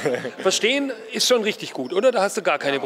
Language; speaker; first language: German; native; German